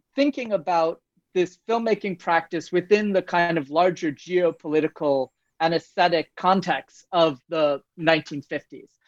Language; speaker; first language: English; native; English